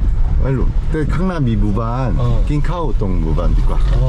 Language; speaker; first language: Thai; non-native, learner; Korean